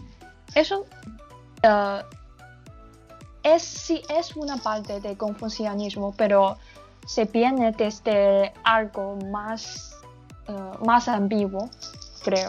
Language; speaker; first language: Spanish; non-native, learner; Chinese